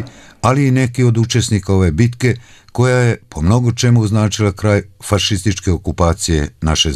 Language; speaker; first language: Serbian; native; Serbian